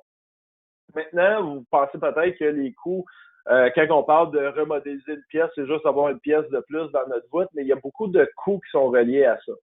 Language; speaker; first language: French; native; French